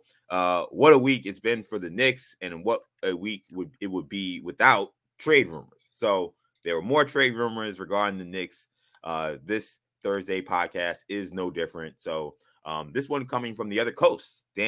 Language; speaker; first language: English; native; English